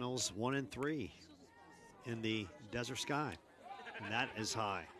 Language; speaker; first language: English; native; English